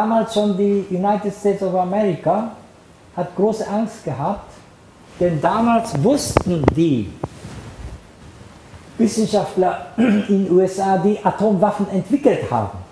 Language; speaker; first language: German; non-native, fluent; Japanese